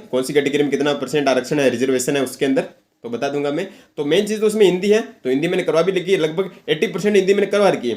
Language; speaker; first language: Hindi; native; Hindi